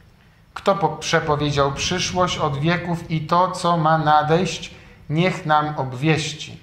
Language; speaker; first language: Polish; native; Polish